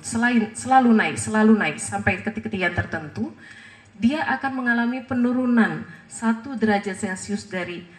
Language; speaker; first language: Indonesian; native; Indonesian